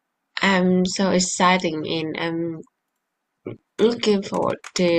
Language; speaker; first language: English; non-native, learner; Vietnamese